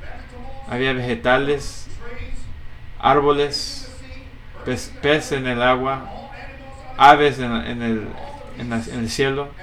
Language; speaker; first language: Spanish; non-native, fluent; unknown